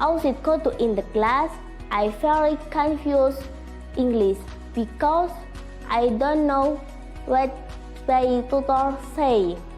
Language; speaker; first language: English; non-native, learner; Indonesian